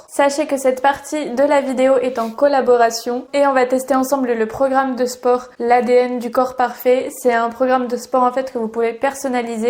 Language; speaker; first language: French; native; French